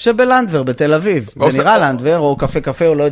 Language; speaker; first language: Hebrew; native; Hebrew